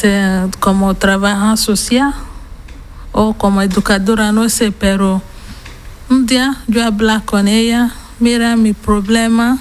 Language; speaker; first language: Spanish; non-native, learner; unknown